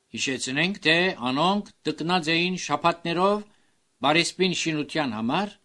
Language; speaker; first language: Armenian; early bilingual, heritage; Armenian